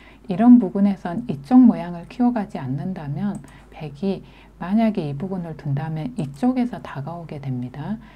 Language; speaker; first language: Korean; native; Korean